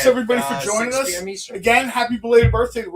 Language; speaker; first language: English; native; English